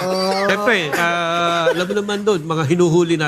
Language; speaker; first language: Filipino; native; Filipino